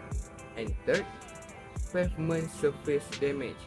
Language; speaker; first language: English; non-native, local second language; Malay